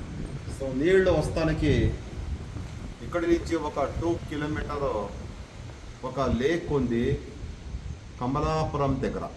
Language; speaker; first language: Telugu; non-native, local second language; Kannada